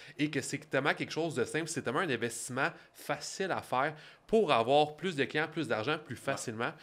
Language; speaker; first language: French; native; French